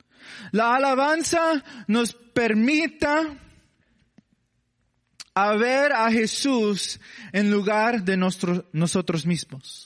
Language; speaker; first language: Spanish; non-native, learner; English